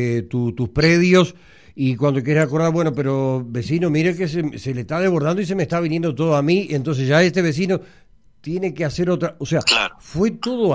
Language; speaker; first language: Spanish; native; Spanish